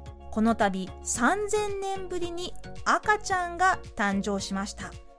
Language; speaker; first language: Japanese; native; Japanese